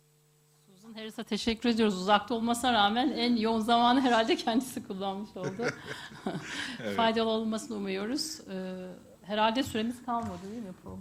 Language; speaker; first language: Turkish; native; Turkish